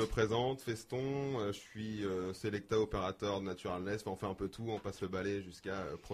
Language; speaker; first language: French; native; French